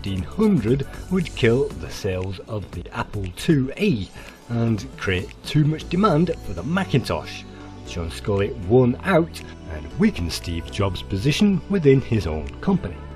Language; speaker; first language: English; native; English